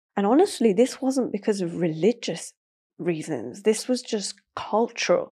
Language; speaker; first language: English; early bilingual, other home language; Persian